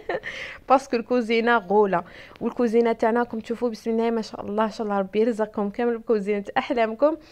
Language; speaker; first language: Arabic; native; Arabic